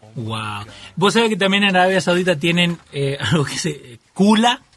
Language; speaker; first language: Spanish; native; Spanish